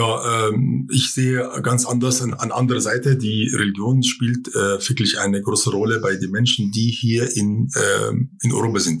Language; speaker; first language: German; non-native, fluent; Arabic